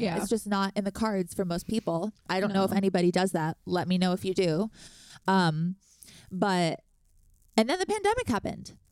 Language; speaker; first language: English; native; English